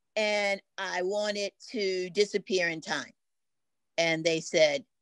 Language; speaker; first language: English; native; English